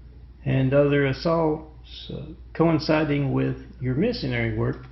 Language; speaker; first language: English; native; English